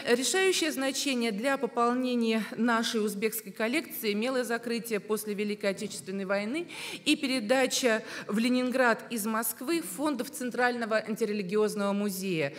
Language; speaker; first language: Russian; native; Russian